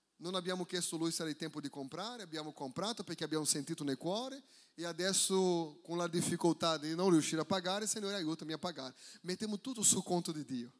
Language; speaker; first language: Italian; non-native, fluent; Portuguese